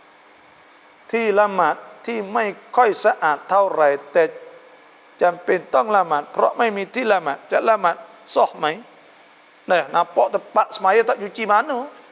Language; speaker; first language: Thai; non-native, local second language; Malay